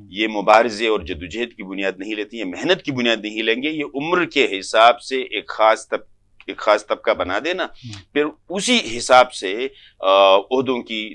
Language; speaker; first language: Urdu; non-native, local second language; Pashto